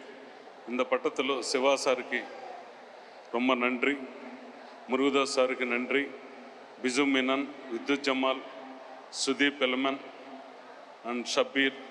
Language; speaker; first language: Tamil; non-native, learner; Telugu